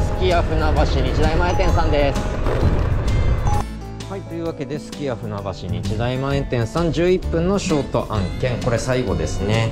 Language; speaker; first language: Japanese; native; Japanese